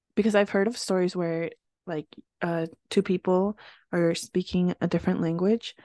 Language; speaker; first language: English; early bilingual, other home language; Spanish